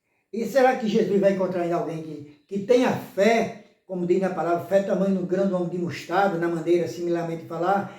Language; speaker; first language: Portuguese; native; Portuguese